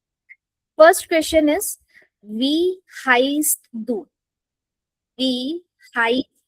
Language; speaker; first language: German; non-native, fluent; Hindi